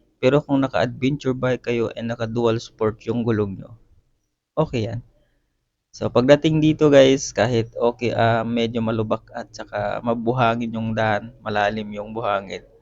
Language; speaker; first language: Filipino; non-native, local second language; Iloko